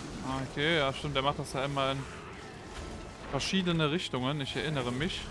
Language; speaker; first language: German; native; German